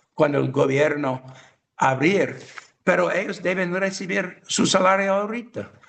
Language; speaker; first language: Spanish; non-native, learner; English